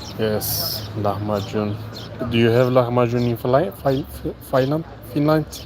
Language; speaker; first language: English; non-native, learner; Turkish